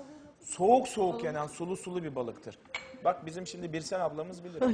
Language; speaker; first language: Turkish; native; Turkish